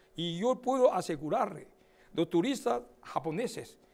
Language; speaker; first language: Spanish; non-native, fluent; Chinese